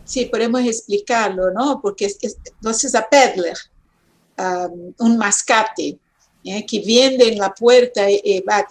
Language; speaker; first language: Spanish; non-native, fluent; Portuguese